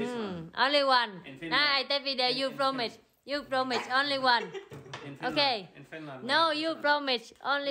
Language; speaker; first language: English; non-native, learner; Vietnamese